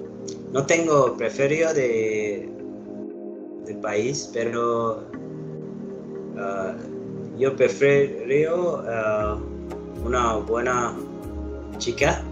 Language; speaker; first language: Spanish; non-native, learner; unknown